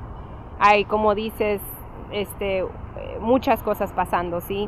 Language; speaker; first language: Spanish; early bilingual, heritage; English